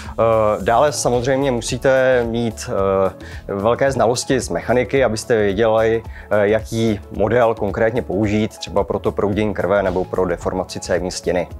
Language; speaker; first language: Czech; native; Czech